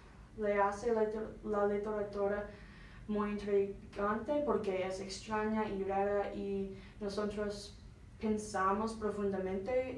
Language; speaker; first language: Spanish; non-native, learner; English